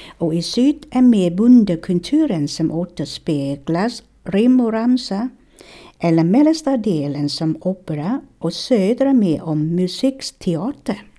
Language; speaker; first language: Swedish; non-native, fluent; Vietnamese